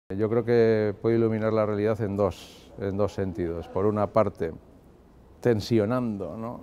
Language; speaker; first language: Spanish; native; Spanish